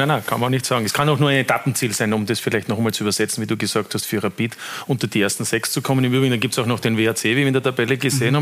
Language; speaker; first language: German; native; German